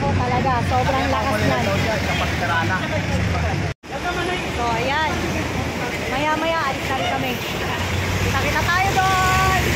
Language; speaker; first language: Filipino; native; Filipino